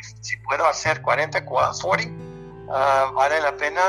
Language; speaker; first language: Spanish; early bilingual, heritage; Spanish